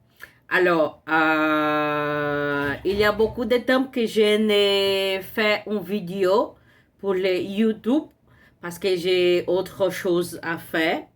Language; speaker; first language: French; non-native, learner; Portuguese